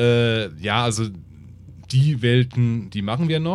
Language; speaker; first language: German; native; German